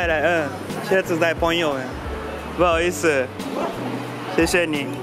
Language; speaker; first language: Chinese; non-native, learner; Japanese